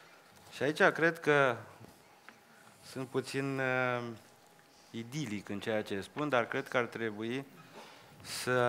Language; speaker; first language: Romanian; native; Romanian